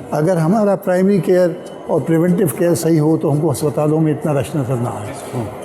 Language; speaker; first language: Urdu; native; Urdu